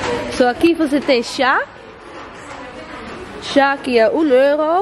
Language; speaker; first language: Portuguese; non-native, learner; Dutch